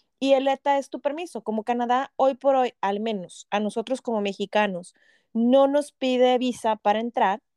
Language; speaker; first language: Spanish; native; Spanish